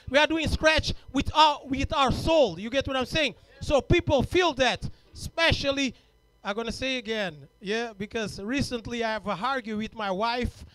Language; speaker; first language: English; non-native, fluent; Portuguese